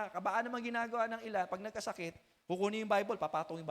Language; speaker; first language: Filipino; native; Filipino